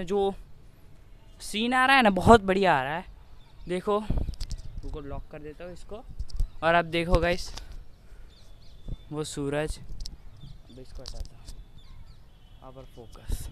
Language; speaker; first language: Hindi; native; Hindi